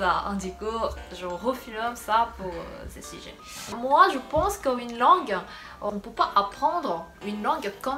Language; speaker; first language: French; non-native, fluent; Korean